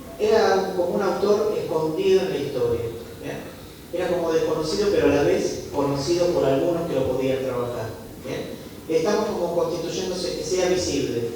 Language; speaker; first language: Spanish; native; Spanish